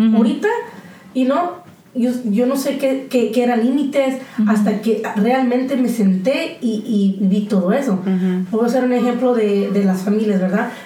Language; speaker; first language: Spanish; early bilingual, heritage; Spanish